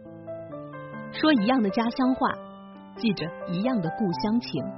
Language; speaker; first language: Chinese; native; Chinese